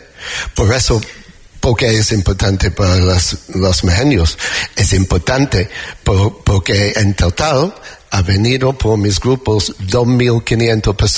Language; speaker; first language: Spanish; non-native, learner; English